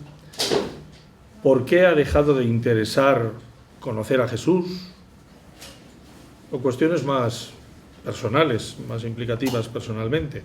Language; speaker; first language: Spanish; native; Spanish